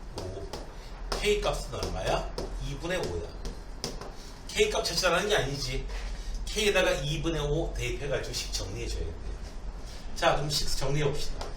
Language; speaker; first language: Korean; native; Korean